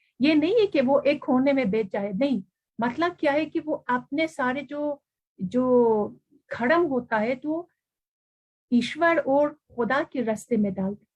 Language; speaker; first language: Urdu; non-native, fluent; Persian